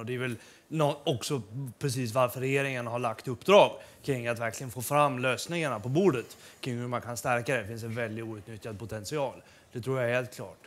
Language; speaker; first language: Swedish; native; Swedish